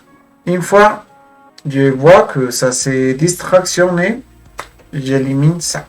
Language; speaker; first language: French; non-native, fluent; Spanish